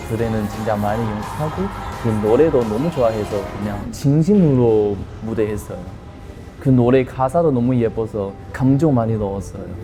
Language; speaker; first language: Korean; non-native, learner; Chinese